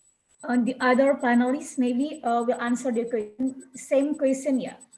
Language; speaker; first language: English; non-native, learner; Indonesian